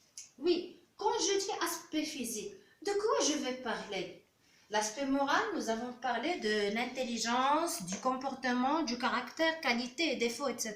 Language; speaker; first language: French; non-native, local second language; Arabic